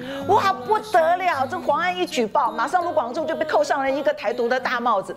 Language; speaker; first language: Chinese; native; Chinese